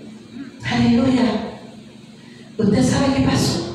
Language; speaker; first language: Spanish; native; Spanish